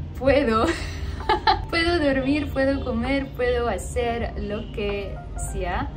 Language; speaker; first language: Spanish; non-native, learner; Arabic